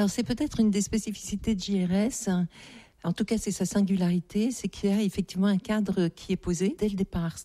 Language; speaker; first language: French; native; French